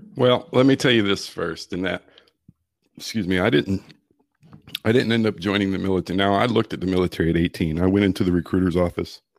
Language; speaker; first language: English; native; English